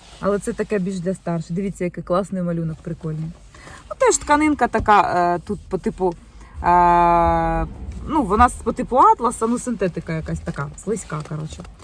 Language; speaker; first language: Ukrainian; non-native, local second language; Russian